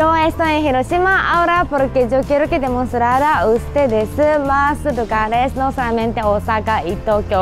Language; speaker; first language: Spanish; non-native, learner; Japanese